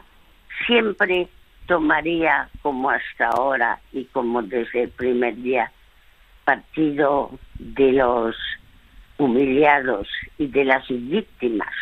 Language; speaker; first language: Spanish; early bilingual, other home language; French